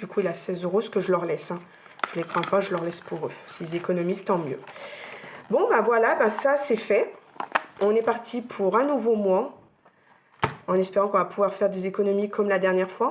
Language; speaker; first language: French; native; French